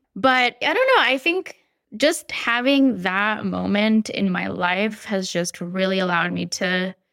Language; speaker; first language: English; early bilingual, other home language; Spanish